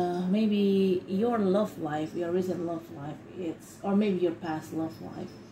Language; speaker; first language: English; non-native, fluent; Indonesian